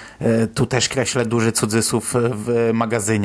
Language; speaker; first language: Polish; native; Polish